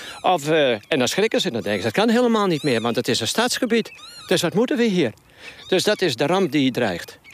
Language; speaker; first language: Dutch; non-native, local second language; Western Frisian